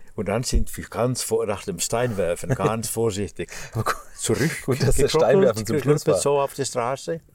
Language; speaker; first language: German; non-native, fluent; Finnish